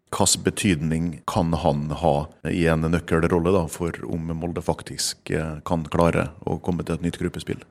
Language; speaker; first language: Norwegian; native; Norwegian